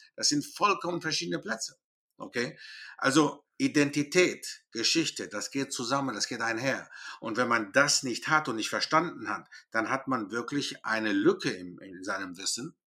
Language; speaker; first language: German; early bilingual, other home language; Greek